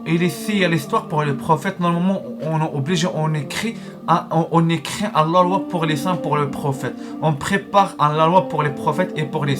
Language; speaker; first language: French; non-native, learner; Arabic